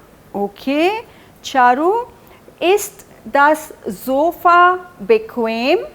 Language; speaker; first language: German; non-native, fluent; Hindi